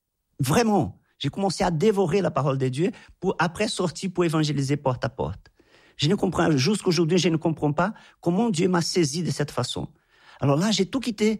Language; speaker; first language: French; non-native, fluent; Portuguese